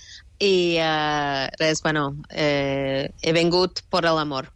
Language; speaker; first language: Catalan; non-native, fluent; English